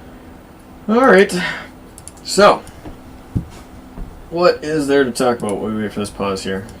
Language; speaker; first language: English; native; English